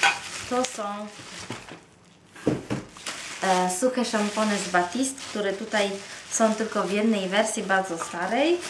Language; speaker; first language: Polish; non-native, fluent; Italian